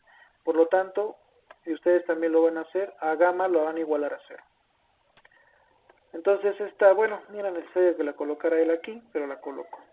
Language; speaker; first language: Spanish; native; Spanish